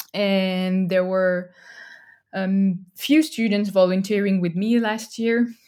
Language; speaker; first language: English; non-native, fluent; French